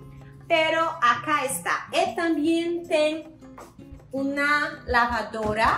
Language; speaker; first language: Spanish; non-native, learner; Portuguese